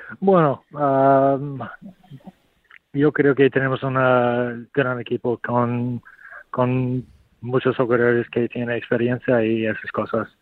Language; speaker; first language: Spanish; non-native, learner; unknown